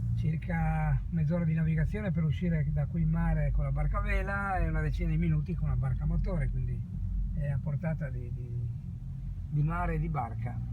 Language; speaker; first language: Italian; native; Italian